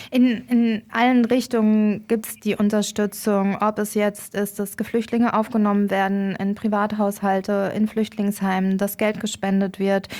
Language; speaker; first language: German; native; German